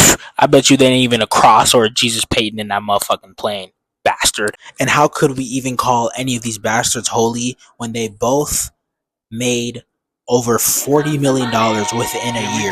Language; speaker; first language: English; native; English